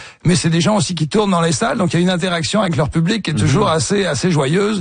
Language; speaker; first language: French; native; French